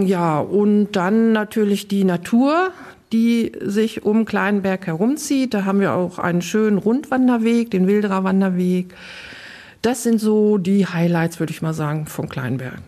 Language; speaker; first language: German; native; German